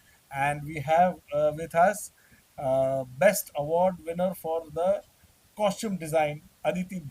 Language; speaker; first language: Hindi; native; Hindi